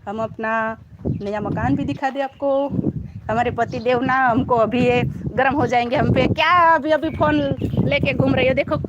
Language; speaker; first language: Hindi; non-native, local second language; Gujarati